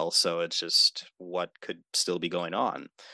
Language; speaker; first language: English; native; English